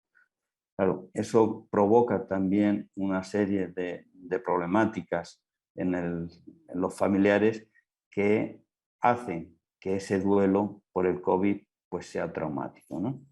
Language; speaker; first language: Spanish; native; Spanish